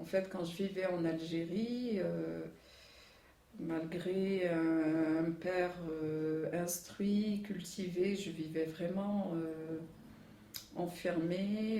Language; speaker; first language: French; non-native, local second language; Arabic